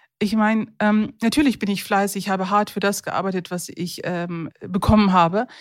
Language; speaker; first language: German; early bilingual, other home language; Turkish